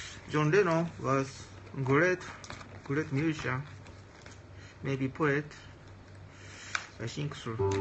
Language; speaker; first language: English; non-native, learner; Japanese